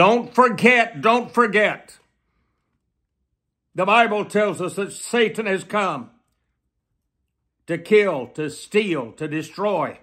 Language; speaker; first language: English; native; English